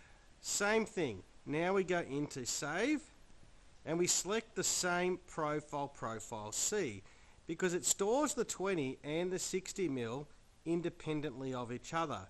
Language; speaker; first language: English; native; English